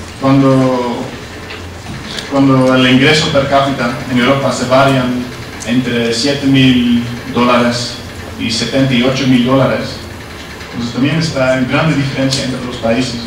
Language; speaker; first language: Spanish; non-native, learner; Dutch